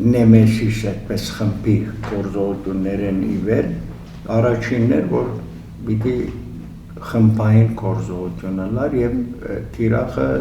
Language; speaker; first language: Armenian; early bilingual, heritage; Armenian